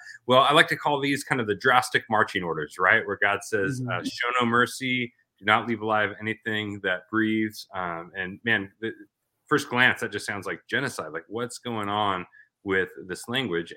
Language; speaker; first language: English; native; English